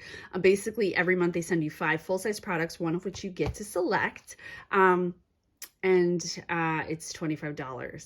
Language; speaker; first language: English; native; English